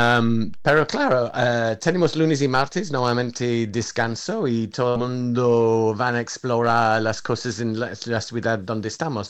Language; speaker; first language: Spanish; non-native, fluent; English